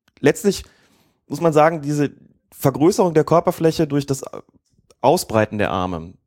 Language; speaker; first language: German; native; German